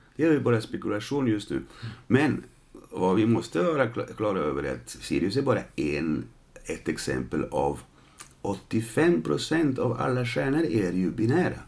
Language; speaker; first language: Swedish; non-native, fluent; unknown